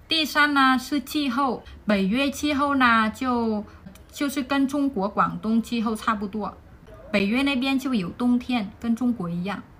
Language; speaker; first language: Chinese; non-native, fluent; Vietnamese